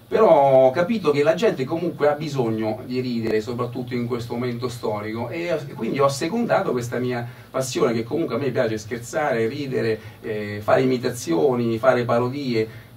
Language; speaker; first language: Italian; native; Italian